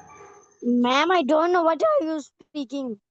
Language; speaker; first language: English; non-native, learner; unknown